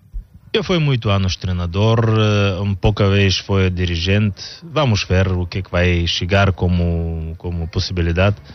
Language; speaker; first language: Portuguese; non-native, learner; Bulgarian